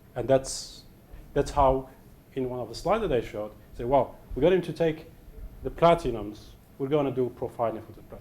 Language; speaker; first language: English; non-native, fluent; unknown